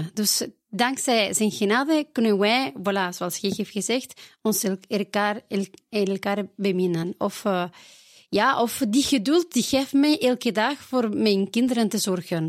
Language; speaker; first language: Dutch; non-native, fluent; Spanish